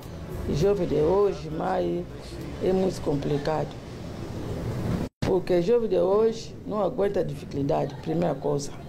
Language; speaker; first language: Portuguese; non-native, local second language; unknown